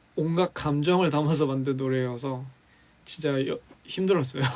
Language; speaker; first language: Korean; early bilingual, other home language; English